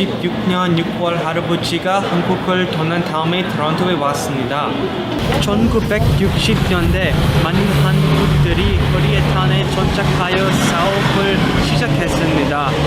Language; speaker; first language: Korean; early bilingual, other home language; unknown